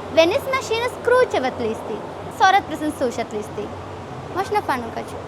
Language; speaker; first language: Russian; non-native, learner; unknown